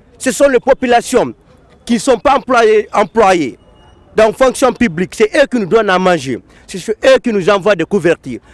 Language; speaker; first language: French; non-native, local second language; Fula